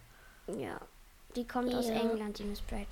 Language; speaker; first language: German; native; German